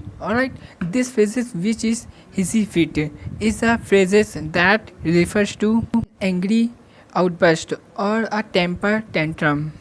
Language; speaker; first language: English; non-native, local second language; Hindi